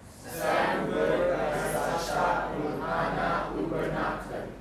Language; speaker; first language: German; non-native, learner; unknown